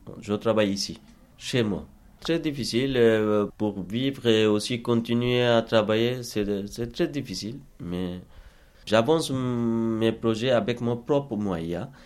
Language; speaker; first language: French; non-native, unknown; Bangla